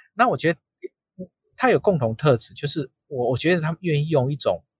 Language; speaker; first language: Chinese; native; Chinese